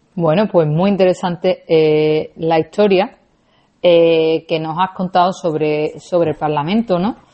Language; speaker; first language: Spanish; native; Spanish